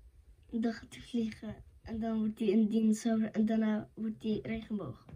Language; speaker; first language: Dutch; early bilingual, heritage; Dutch